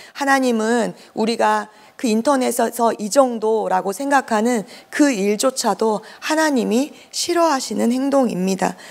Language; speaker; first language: Korean; native; Korean